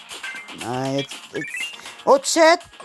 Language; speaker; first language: German; native; German